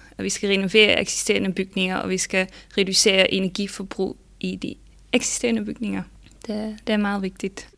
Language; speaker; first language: Danish; non-native, fluent; Dutch